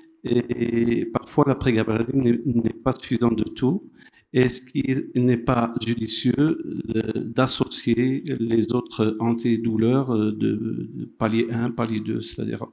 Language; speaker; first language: French; non-native, local second language; Arabic